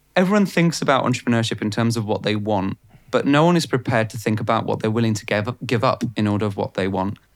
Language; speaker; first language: English; non-native, fluent; Bulgarian